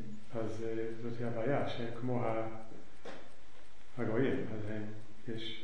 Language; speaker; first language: Hebrew; non-native, learner; English